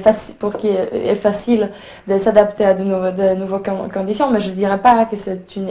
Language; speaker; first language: French; non-native, fluent; Polish